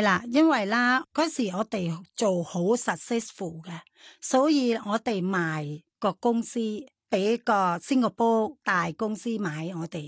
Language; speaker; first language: Chinese; non-native, fluent; Thai